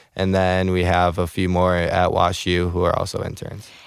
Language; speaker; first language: English; native; English